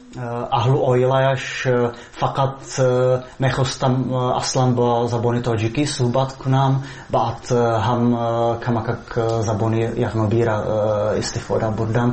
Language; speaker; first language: Persian; non-native, fluent; Czech